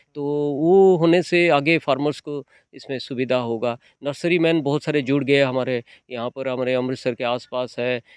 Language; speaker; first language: Hindi; non-native, local second language; Odia